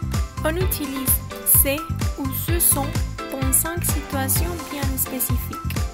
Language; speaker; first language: French; non-native, learner; Spanish